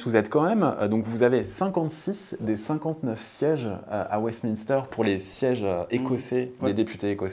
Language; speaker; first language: French; native; French